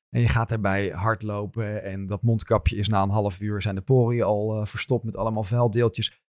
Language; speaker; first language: Dutch; native; Dutch